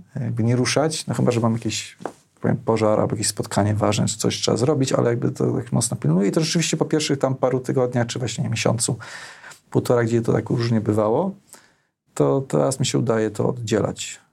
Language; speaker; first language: Polish; native; Polish